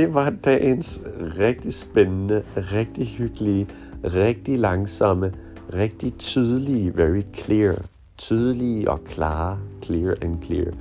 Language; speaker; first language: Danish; non-native, fluent; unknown